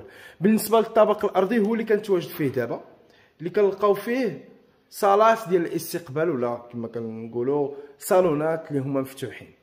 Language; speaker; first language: Arabic; native; Arabic